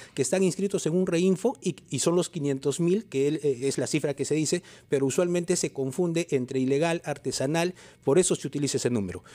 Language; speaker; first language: Spanish; native; Spanish